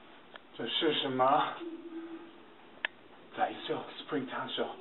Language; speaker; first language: Chinese; non-native, learner; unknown